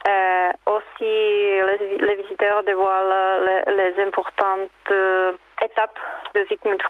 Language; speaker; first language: French; non-native, learner; Czech